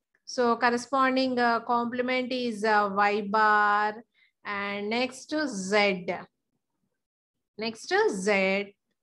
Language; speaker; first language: English; non-native, local second language; Telugu